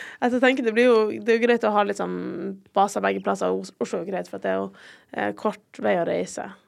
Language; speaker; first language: Norwegian; native; Norwegian